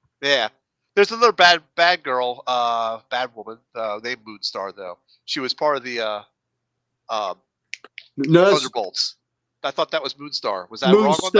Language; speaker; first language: English; native; English